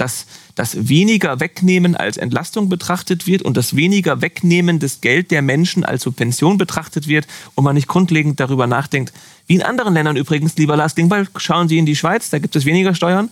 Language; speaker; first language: German; native; German